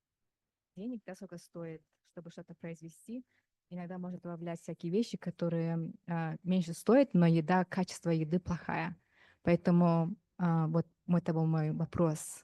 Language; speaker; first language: Russian; non-native, fluent; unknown